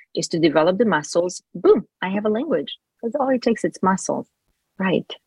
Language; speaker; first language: English; non-native, fluent; Hebrew